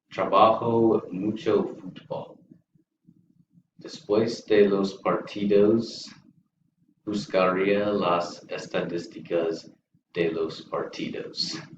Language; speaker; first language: Spanish; non-native, learner; English